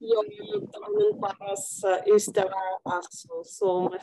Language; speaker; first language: Finnish; non-native, learner; Russian